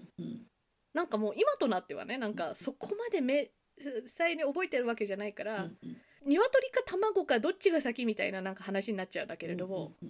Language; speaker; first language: Japanese; early bilingual, heritage; Japanese